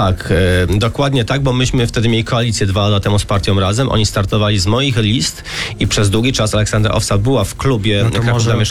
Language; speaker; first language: Polish; native; Polish